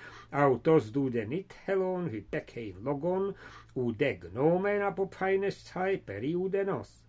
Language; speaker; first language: Greek; non-native, fluent; English